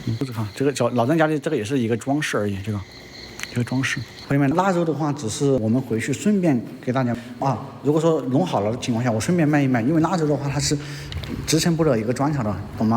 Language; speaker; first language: Chinese; native; Chinese